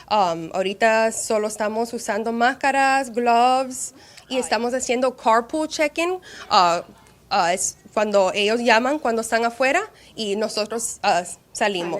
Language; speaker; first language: Spanish; early bilingual, heritage; Spanish